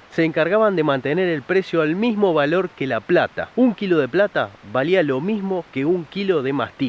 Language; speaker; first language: Spanish; native; Spanish